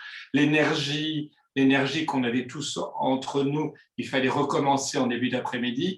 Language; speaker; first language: French; native; French